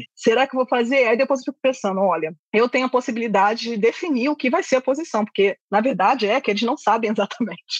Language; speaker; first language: Portuguese; native; Portuguese